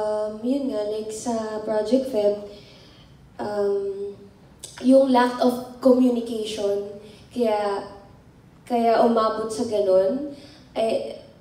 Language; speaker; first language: Filipino; native; Filipino